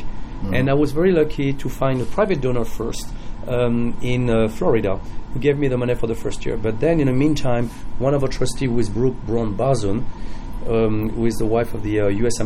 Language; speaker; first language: English; non-native, fluent; French